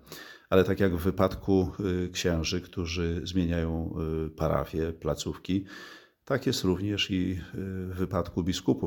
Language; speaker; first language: Polish; native; Polish